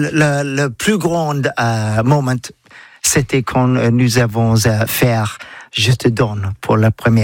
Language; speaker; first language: French; non-native, learner; English